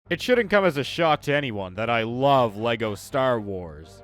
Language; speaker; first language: English; native; English